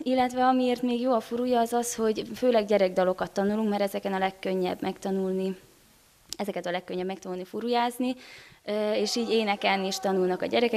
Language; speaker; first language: Hungarian; native; Hungarian